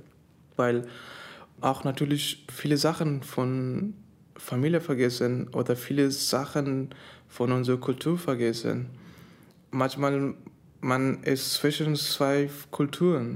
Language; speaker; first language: German; non-native, learner; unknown